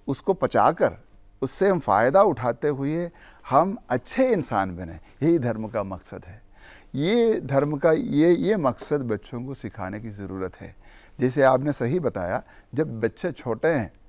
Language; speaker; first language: Hindi; non-native, local second language; Malayalam